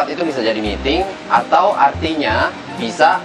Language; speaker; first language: Indonesian; non-native, fluent; Korean